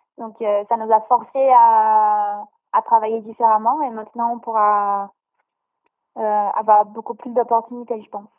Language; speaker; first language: French; non-native, fluent; Portuguese